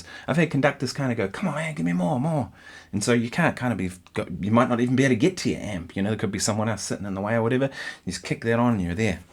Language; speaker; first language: English; native; English